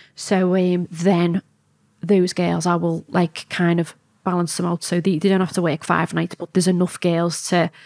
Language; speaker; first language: English; native; English